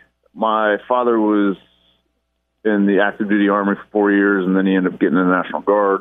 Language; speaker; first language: English; native; English